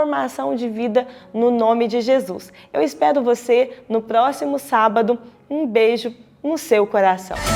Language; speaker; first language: Portuguese; native; Portuguese